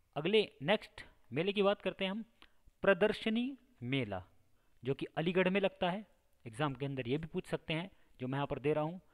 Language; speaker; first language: Hindi; native; Hindi